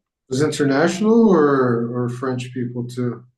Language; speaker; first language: English; non-native, fluent; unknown